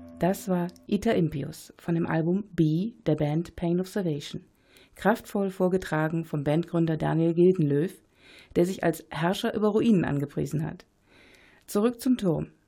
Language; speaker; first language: German; native; German